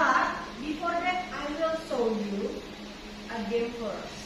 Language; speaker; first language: English; non-native, fluent; Indonesian